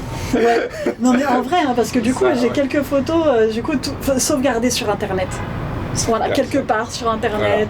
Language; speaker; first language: French; native; French